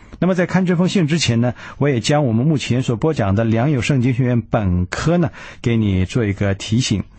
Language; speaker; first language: Chinese; early bilingual, heritage; Chinese